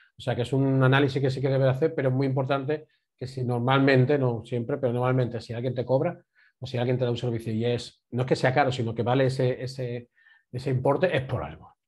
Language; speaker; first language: Spanish; native; Spanish